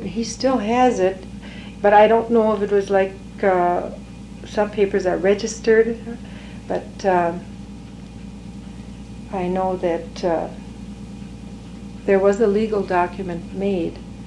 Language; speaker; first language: English; early bilingual, other home language; French